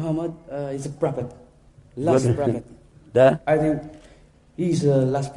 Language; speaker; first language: English; non-native, local second language; Bikol